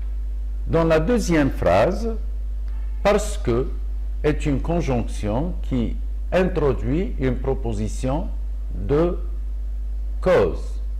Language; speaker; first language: French; non-native, local second language; Arabic